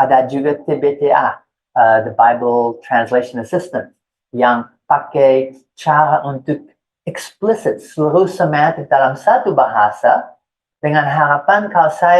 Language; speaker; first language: Indonesian; non-native, fluent; English